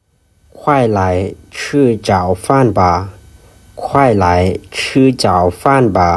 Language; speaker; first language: Chinese; non-native, fluent; Lao